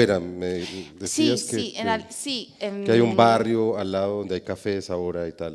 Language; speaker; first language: Spanish; native; Spanish